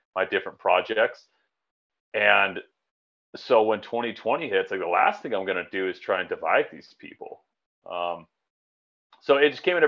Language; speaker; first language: English; native; English